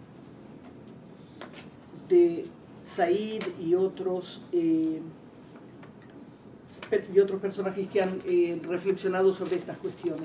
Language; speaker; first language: Spanish; native; Spanish